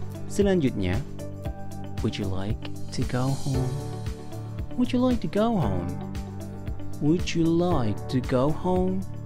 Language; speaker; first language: English; non-native, fluent; Indonesian